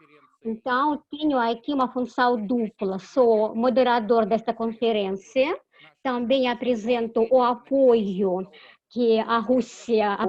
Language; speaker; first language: Portuguese; non-native, fluent; Russian